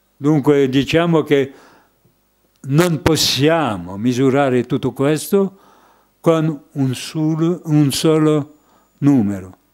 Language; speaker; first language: Italian; non-native, fluent; French